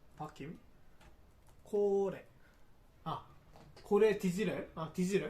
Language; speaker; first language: Turkish; non-native, fluent; Korean